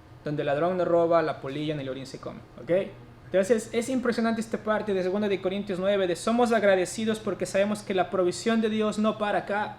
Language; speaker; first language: Spanish; native; Spanish